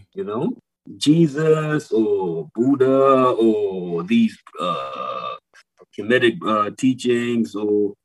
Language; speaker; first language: English; non-native, local second language; Nyanja